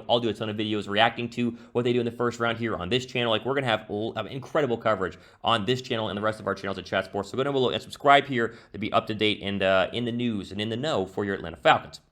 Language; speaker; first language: English; native; English